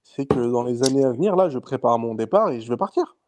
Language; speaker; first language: French; native; French